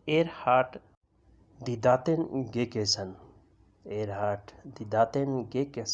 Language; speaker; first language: German; non-native, learner; Urdu